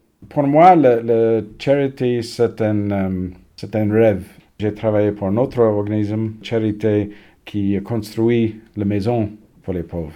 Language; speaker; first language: French; non-native, learner; English